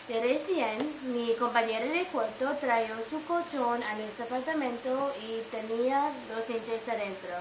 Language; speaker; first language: Spanish; non-native, fluent; English